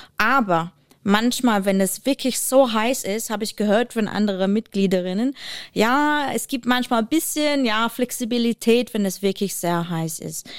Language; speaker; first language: German; non-native, fluent; English